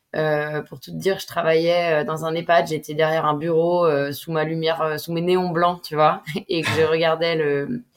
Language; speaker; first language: French; native; French